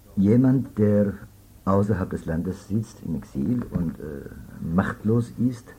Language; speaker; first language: German; non-native, fluent; Persian